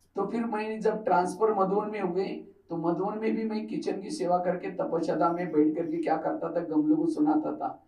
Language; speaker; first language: Hindi; non-native, local second language; Marathi